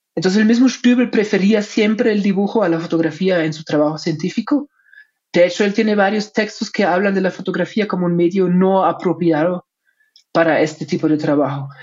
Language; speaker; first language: Spanish; non-native, fluent; German